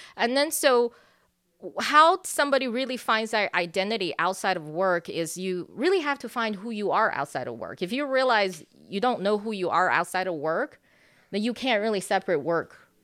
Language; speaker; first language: English; early bilingual, other home language; Chinese